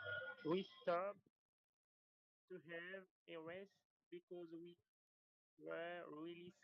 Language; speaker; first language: English; non-native, learner; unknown